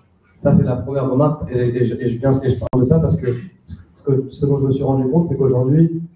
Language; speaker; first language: French; native; French